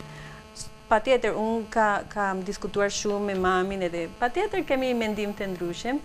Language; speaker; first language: Albanian; non-native, learner; Spanish